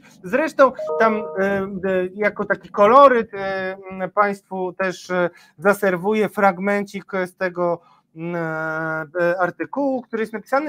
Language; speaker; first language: Polish; native; Polish